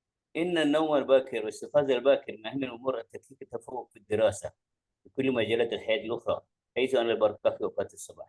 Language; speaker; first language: Arabic; non-native, fluent; Indonesian